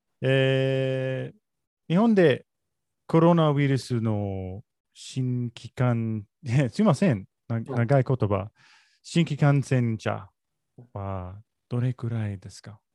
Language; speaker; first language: Japanese; non-native, learner; English